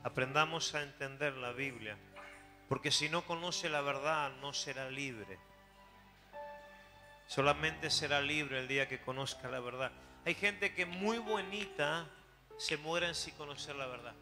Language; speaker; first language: Spanish; native; Spanish